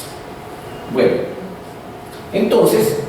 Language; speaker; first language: Spanish; native; Spanish